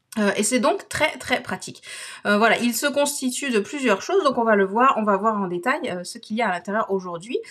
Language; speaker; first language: French; native; French